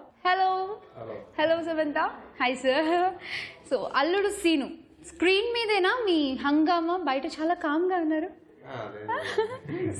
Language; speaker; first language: Telugu; native; Telugu